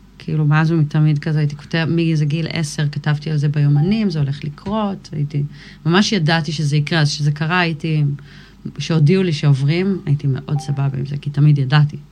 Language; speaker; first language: Hebrew; early bilingual, other home language; English